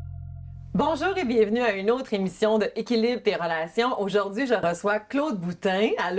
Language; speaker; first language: French; native; French